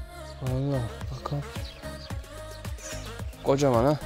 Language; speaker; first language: Turkish; native; Turkish